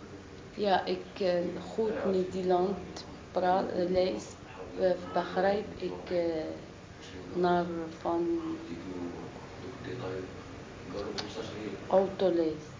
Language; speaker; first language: Dutch; non-native, learner; Arabic